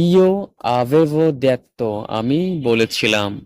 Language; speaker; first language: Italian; non-native, fluent; Bangla